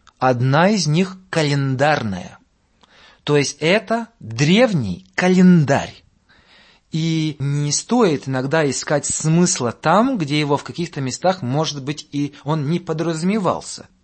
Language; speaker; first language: Russian; non-native, fluent; Latvian